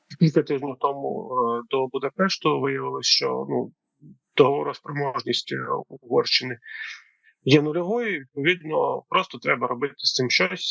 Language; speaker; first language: Ukrainian; native; Ukrainian